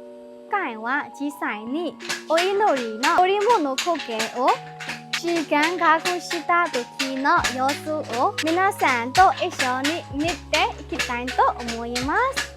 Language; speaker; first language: Japanese; non-native, learner; Burmese